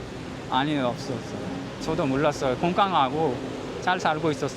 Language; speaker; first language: Korean; non-native, learner; Uzbek